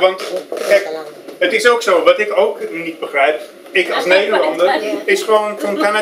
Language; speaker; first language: Dutch; native; Dutch